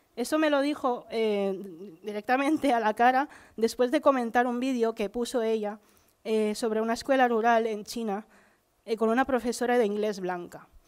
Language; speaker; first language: Spanish; early bilingual, other home language; Filipino